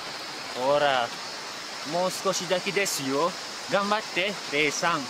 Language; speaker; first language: Japanese; non-native, learner; Malay